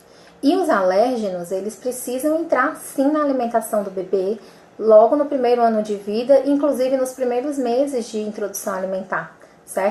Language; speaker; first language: Portuguese; native; Portuguese